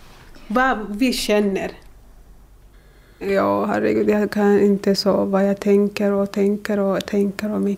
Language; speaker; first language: Swedish; non-native, learner; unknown